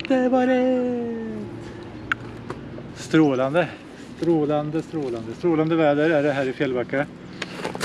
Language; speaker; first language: Swedish; native; Swedish